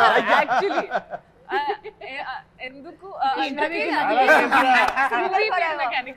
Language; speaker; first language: Telugu; non-native, learner; Hindi